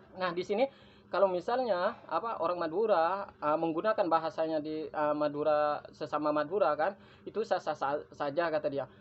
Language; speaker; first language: Indonesian; non-native, local second language; Madurese